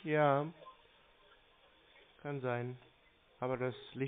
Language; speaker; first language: German; native; German